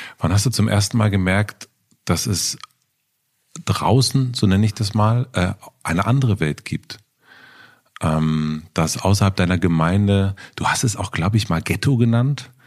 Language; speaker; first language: German; native; German